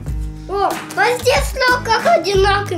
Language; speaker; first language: Russian; early bilingual, heritage; Russian